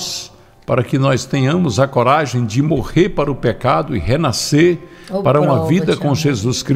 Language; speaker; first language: Portuguese; native; Portuguese